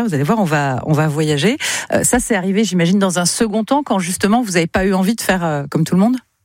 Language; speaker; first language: French; native; French